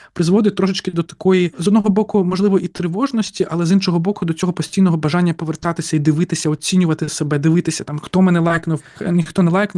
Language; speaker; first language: Ukrainian; native; Ukrainian